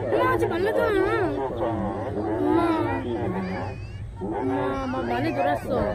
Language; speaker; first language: Korean; early bilingual, other home language; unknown